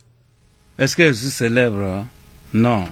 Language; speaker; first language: French; non-native, local second language; Igbo